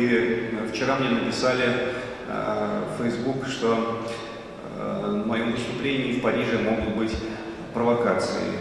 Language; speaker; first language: Russian; native; Russian